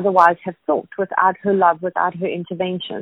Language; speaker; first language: English; native; English